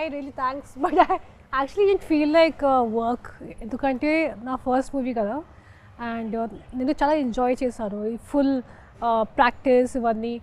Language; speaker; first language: Telugu; non-native, local second language; Hindi